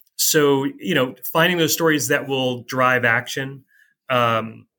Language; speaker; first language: English; native; English